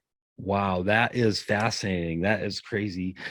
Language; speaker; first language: English; native; English